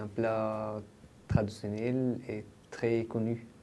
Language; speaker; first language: French; non-native, fluent; Arabic